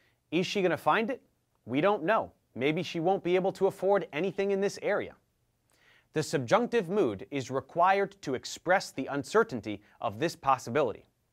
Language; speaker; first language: English; native; English